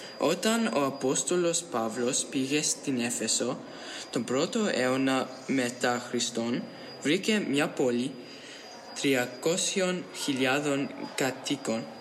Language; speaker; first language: Greek; early bilingual, heritage; Greek